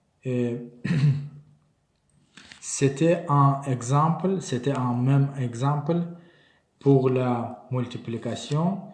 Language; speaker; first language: French; non-native, learner; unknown